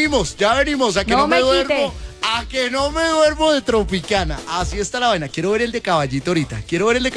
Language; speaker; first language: Spanish; native; Spanish